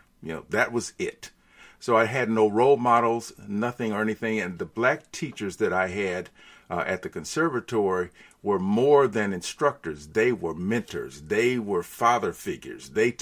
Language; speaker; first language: English; native; English